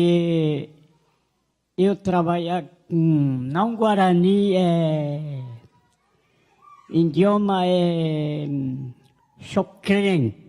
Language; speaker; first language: Portuguese; non-native, local second language; Guarani